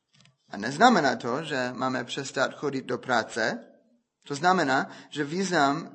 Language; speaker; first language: Czech; non-native, fluent; English